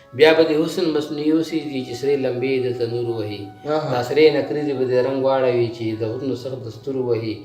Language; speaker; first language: Pashto; native; Pashto